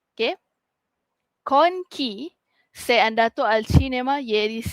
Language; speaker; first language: Italian; non-native, fluent; Malay